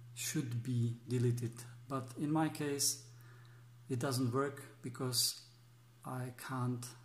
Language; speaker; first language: English; non-native, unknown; Czech